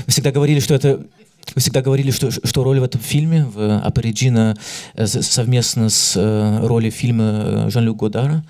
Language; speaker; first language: Russian; early bilingual, heritage; Russian